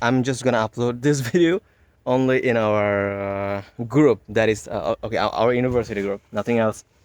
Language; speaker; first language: English; non-native, local second language; Bangla